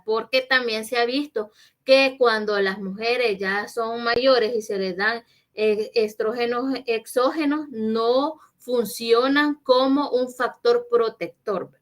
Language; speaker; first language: Spanish; native; Spanish